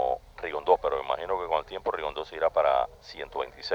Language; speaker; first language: Spanish; native; Spanish